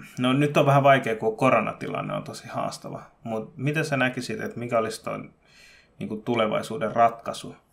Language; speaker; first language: Finnish; early bilingual, other home language; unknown